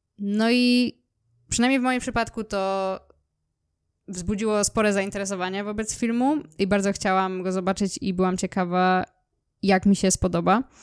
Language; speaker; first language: Polish; native; Polish